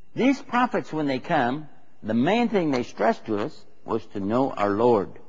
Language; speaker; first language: English; native; English